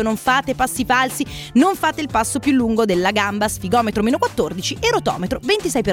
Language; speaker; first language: Italian; native; Italian